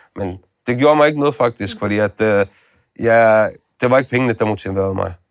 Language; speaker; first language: Danish; early bilingual, other home language; Arabic